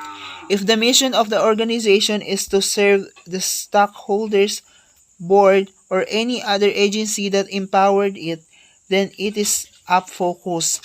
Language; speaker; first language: English; non-native, local second language; Filipino